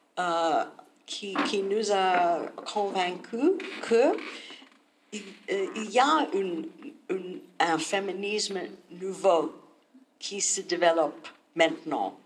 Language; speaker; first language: French; non-native, learner; English